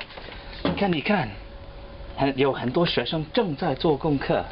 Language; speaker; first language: Chinese; non-native, learner; English